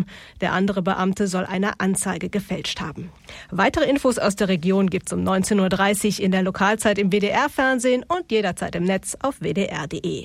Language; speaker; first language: German; native; German